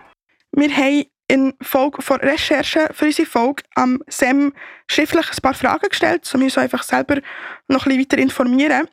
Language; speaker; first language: German; native; German